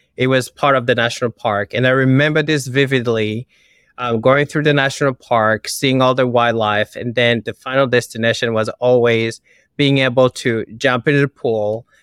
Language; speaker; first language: English; early bilingual, other home language; Kinyarwanda